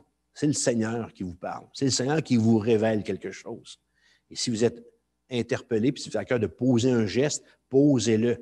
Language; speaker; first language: French; native; French